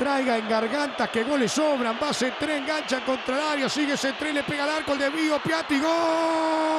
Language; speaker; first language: Spanish; native; Spanish